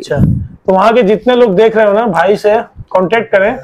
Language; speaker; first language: Hindi; native; Hindi